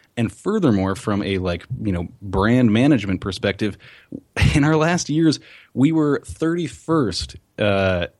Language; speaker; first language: English; native; English